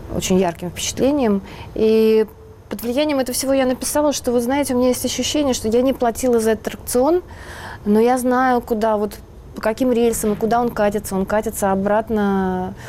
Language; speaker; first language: Russian; native; Russian